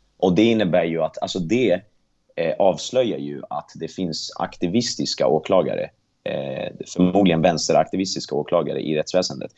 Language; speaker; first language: Swedish; native; Swedish